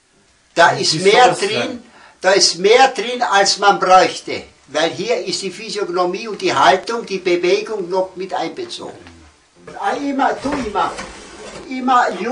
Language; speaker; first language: German; early bilingual, heritage; German